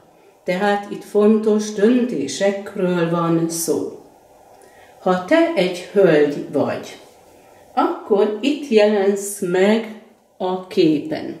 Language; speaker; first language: Hungarian; native; Hungarian